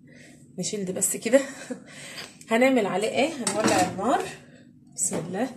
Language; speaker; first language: Arabic; native; Arabic